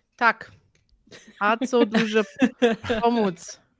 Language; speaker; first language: Polish; non-native, learner; German